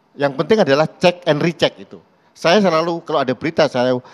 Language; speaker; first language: Indonesian; native; Indonesian